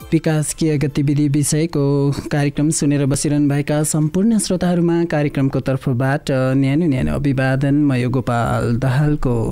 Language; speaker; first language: Nepali; native; Nepali